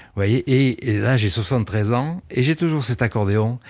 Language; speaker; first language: French; native; French